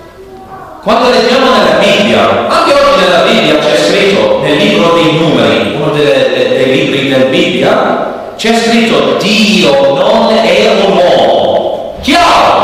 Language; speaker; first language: Italian; non-native, learner; English